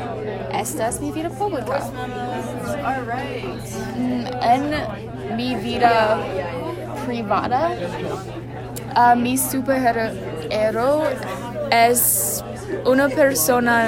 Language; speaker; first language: Spanish; non-native, learner; English